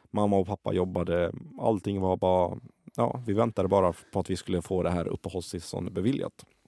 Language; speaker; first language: Swedish; early bilingual, other home language; Arabic